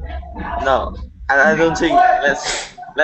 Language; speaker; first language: English; non-native, learner; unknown